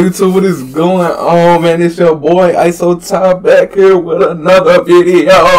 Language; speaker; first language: English; native; English